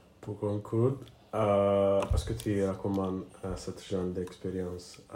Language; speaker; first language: French; non-native, learner; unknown